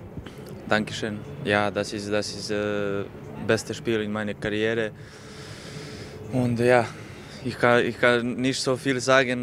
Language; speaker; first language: German; non-native, learner; Serbian